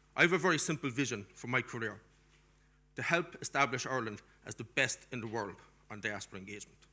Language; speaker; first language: English; native; English